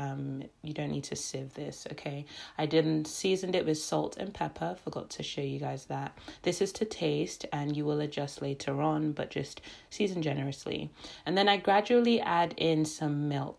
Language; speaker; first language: English; native; English